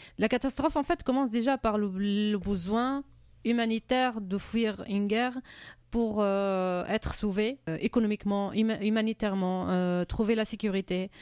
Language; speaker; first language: French; non-native, fluent; Arabic